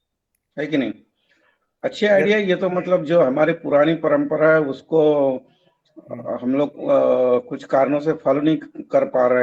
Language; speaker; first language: Hindi; native; Hindi